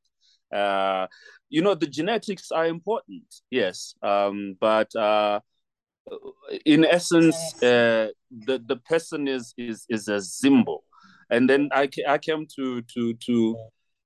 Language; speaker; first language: English; non-native, local second language; Shona